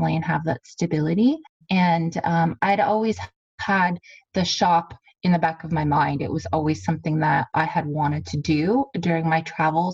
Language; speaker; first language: English; native; English